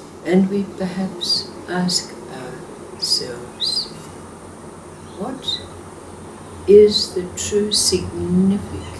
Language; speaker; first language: English; native; English